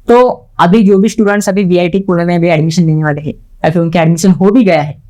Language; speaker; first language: Hindi; non-native, local second language; Marathi